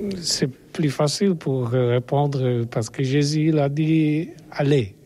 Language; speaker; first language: French; non-native, learner; Polish